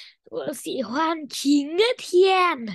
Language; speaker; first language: Chinese; non-native, learner; Vietnamese